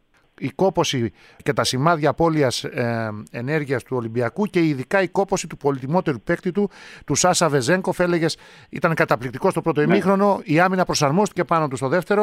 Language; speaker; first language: Greek; native; Greek